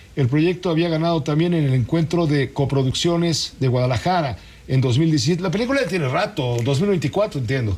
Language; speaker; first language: Spanish; native; Spanish